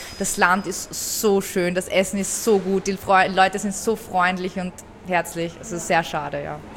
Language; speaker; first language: German; early bilingual, other home language; Persian